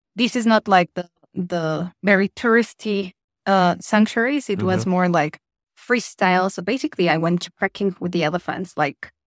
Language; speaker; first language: English; non-native, fluent; Spanish